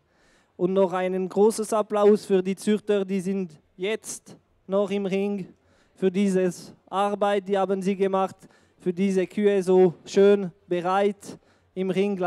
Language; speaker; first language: German; non-native, local second language; French